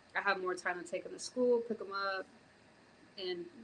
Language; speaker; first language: English; native; English